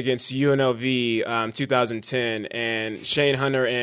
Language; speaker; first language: English; native; English